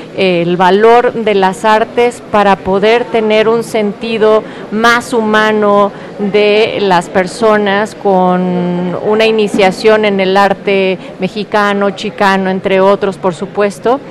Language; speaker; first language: Spanish; native; Spanish